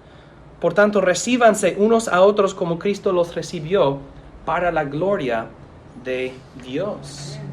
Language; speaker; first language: Spanish; non-native, fluent; English